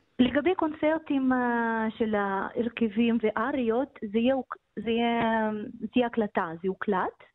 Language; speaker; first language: Hebrew; non-native, fluent; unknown